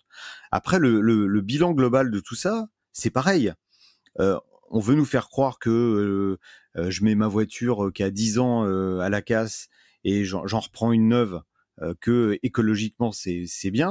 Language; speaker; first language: French; native; French